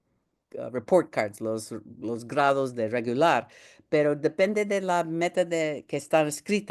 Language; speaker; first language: Spanish; early bilingual, heritage; Spanish